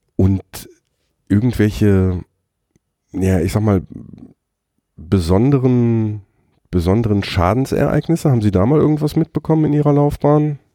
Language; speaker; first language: German; native; German